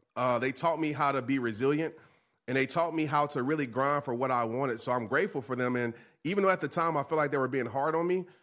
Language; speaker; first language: English; native; English